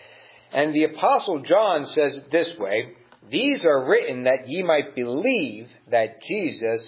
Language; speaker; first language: English; native; English